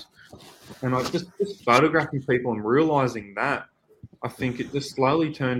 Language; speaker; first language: English; native; English